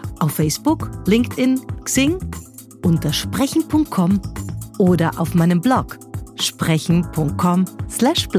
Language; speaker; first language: German; native; German